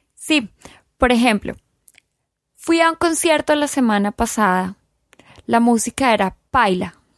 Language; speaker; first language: Spanish; native; Spanish